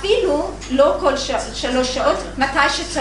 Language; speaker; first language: Hebrew; non-native, learner; English